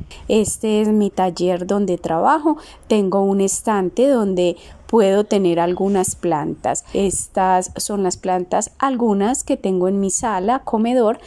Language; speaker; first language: Spanish; native; Spanish